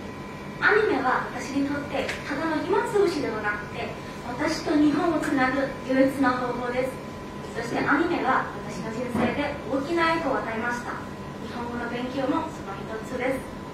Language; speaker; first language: Japanese; non-native, fluent; Bangla